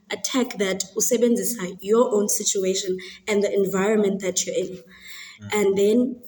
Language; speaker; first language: English; non-native, local second language; Xhosa